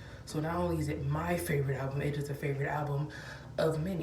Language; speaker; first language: English; native; English